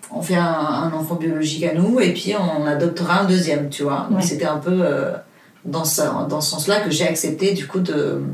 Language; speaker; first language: French; non-native, fluent; Portuguese